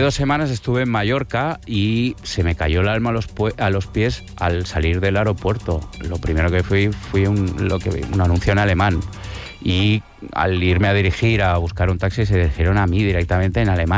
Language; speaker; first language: Spanish; native; Spanish